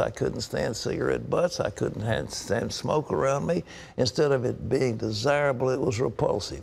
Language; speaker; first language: English; native; English